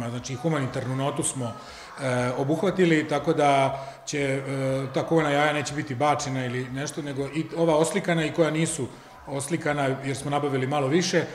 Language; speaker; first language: Serbian; native; Serbian